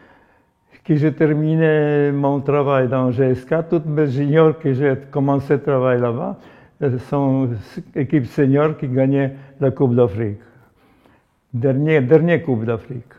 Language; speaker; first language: French; non-native, learner; Polish